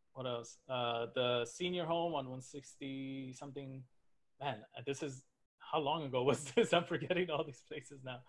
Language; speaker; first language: English; native; English